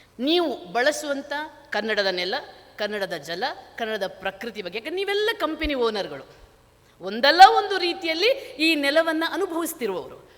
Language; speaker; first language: Kannada; non-native, local second language; Tulu